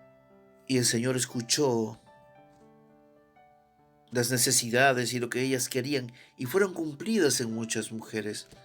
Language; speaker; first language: Spanish; native; Spanish